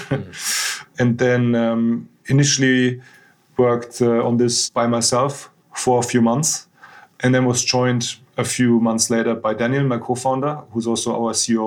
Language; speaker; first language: English; non-native, fluent; German